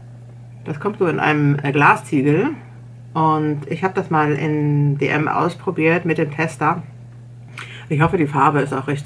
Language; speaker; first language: German; native; German